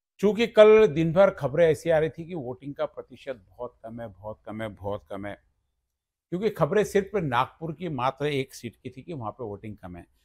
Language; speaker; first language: Hindi; non-native, local second language; Marathi